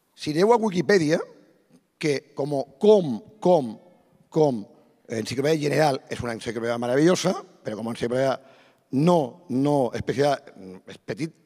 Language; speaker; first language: Spanish; non-native, local second language; Catalan